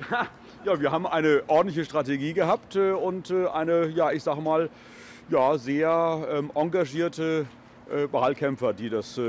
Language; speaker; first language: German; native; German